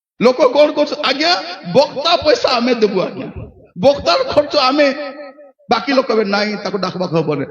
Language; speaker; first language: Odia; non-native, local second language; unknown